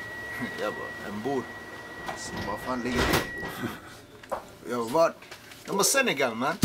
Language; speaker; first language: Swedish; early bilingual, other home language; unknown